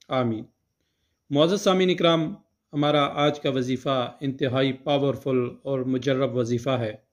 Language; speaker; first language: Urdu; native; Urdu